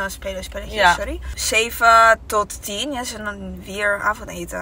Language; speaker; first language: Dutch; non-native, learner; Italian